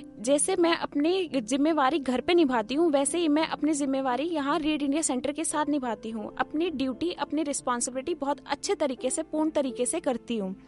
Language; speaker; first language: Hindi; native; Hindi